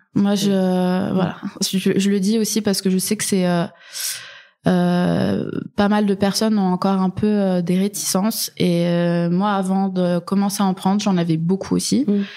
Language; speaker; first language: French; native; French